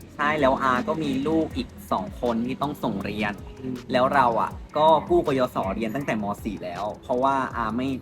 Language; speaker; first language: Thai; non-native, local second language; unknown